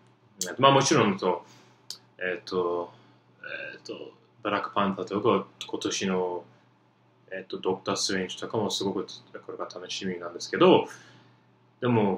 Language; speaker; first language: Japanese; non-native, fluent; English